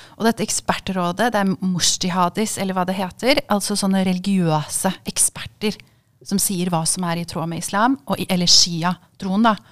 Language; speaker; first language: Norwegian; early bilingual, other home language; Kurdish